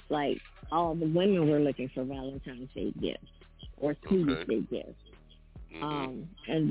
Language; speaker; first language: English; native; English